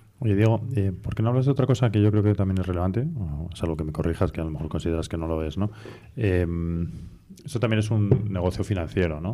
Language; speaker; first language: Spanish; native; Spanish